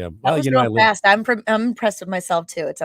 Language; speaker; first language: English; native; English